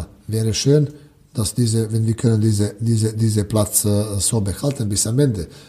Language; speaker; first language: German; non-native, learner; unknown